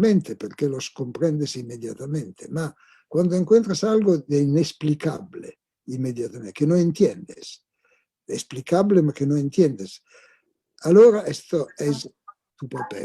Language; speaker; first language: Spanish; non-native, fluent; Italian